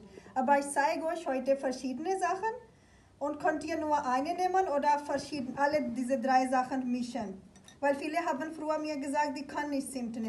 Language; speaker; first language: German; non-native, learner; Urdu